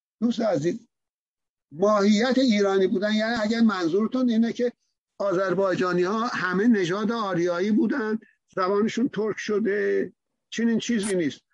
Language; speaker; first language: Persian; native; Persian